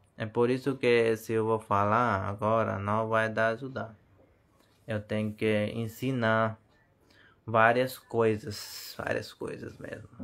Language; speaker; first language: Portuguese; non-native, learner; Hindi